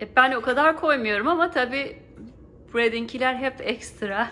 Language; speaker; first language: Turkish; native; Turkish